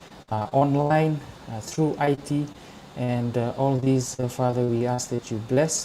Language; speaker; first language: English; non-native, local second language; Fijian